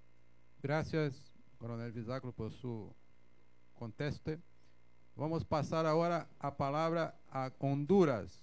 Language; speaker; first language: Spanish; non-native, fluent; Portuguese